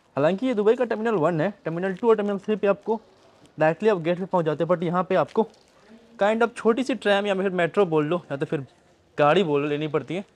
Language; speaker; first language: Hindi; native; Hindi